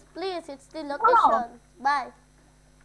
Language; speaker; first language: English; non-native, learner; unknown